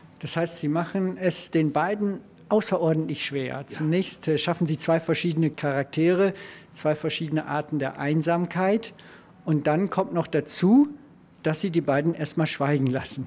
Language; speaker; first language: German; native; German